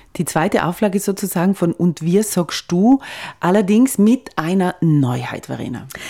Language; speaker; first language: German; native; German